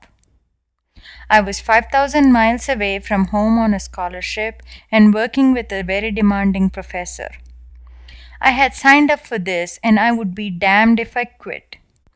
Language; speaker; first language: English; non-native, local second language; Tamil